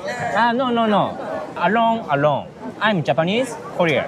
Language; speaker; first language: English; non-native, learner; Japanese